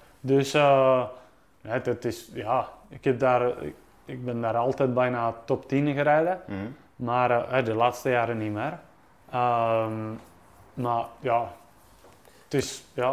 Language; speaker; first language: Dutch; non-native, fluent; Czech